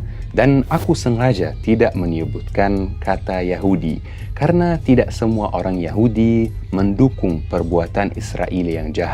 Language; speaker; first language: Indonesian; non-native, fluent; Arabic